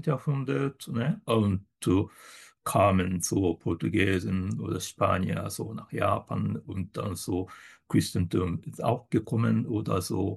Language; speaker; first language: German; non-native, fluent; Japanese